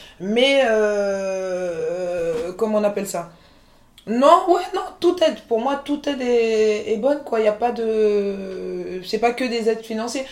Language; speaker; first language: French; early bilingual, other home language; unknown